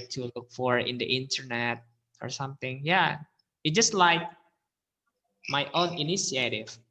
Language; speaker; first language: English; non-native, fluent; Indonesian